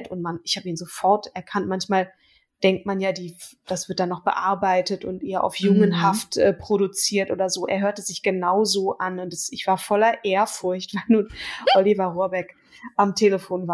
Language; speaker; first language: German; native; German